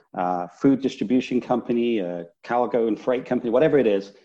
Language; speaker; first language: English; native; English